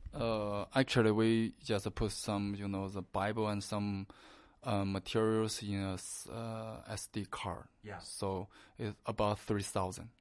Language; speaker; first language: English; non-native, learner; Chinese